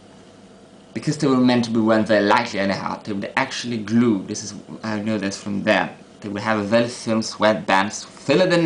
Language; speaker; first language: English; non-native, fluent; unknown